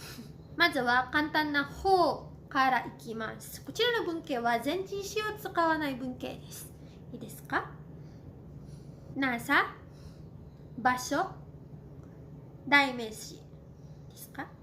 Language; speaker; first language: Japanese; non-native, fluent; Cebuano